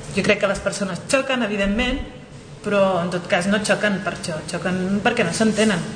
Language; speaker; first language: Catalan; early bilingual, other home language; Riffian